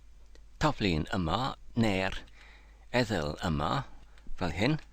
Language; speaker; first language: Welsh; non-native, learner; English